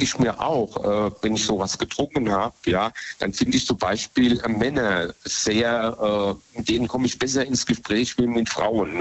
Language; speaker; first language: German; native; German